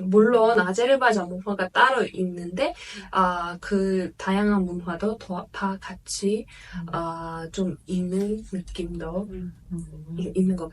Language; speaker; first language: Korean; non-native, fluent; Azerbaijani